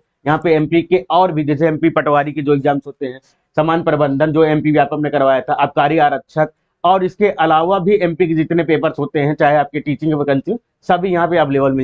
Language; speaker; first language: Hindi; native; Hindi